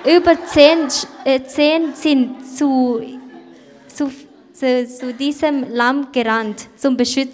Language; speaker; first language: German; non-native, fluent; Thai